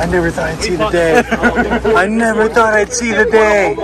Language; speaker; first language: English; native; English